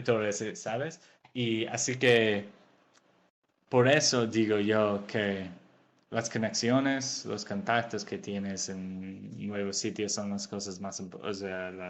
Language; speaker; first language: Spanish; non-native, fluent; English